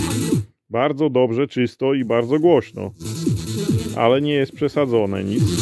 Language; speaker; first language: Polish; native; Polish